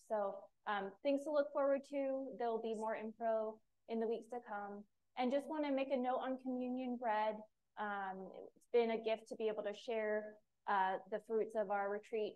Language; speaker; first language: English; native; English